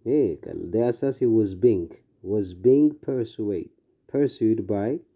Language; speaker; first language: English; non-native, local second language; Amharic